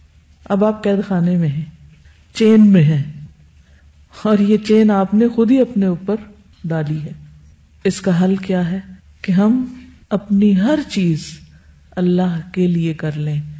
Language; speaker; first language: Urdu; native; Urdu